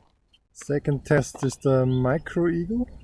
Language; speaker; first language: English; non-native, fluent; German